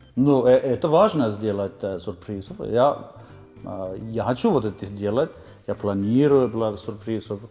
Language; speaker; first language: Russian; non-native, learner; Finnish